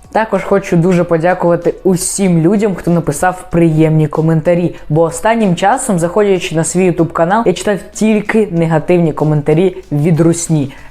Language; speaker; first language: Ukrainian; non-native, local second language; Russian